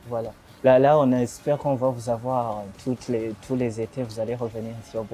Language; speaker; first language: French; non-native, local second language; Rundi